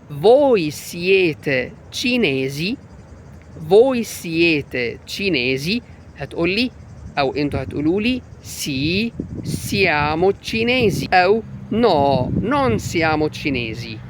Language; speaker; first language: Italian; non-native, fluent; Arabic